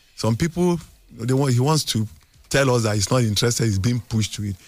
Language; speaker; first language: English; non-native, local second language; Yoruba